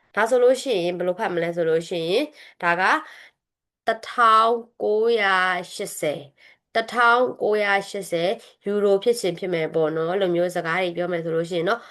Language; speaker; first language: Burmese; native; Burmese